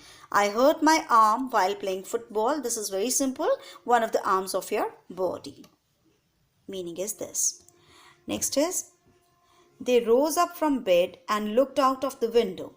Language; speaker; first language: English; non-native, local second language; Hindi